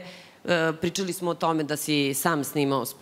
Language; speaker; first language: Serbian; native; Serbian